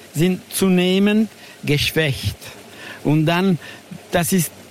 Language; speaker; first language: German; non-native, local second language; French